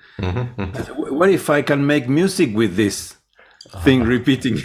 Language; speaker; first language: English; non-native, fluent; Spanish